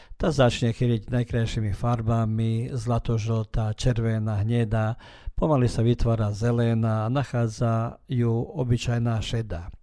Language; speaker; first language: Slovak; early bilingual, heritage; Slovak